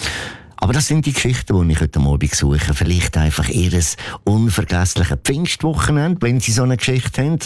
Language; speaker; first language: German; native; German